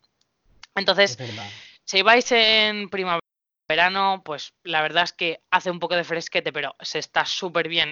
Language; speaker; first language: Spanish; native; Spanish